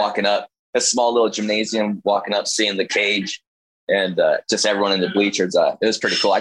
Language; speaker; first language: English; native; English